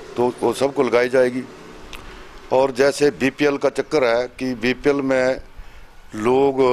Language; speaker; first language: Hindi; native; Hindi